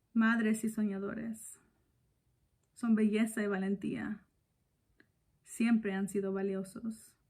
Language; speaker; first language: Spanish; early bilingual, other home language; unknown